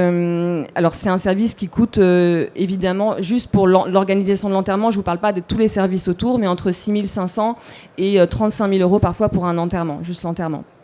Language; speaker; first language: French; native; French